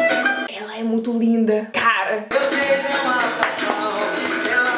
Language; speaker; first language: Portuguese; non-native, learner; Dutch